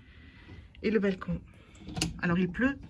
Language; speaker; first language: French; native; French